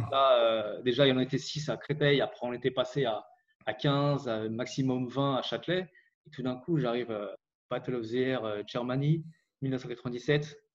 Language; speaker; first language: French; native; French